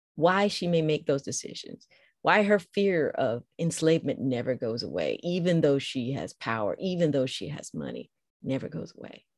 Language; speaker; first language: English; native; English